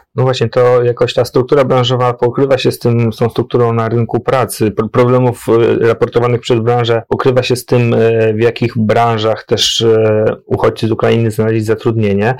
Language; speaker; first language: Polish; native; Polish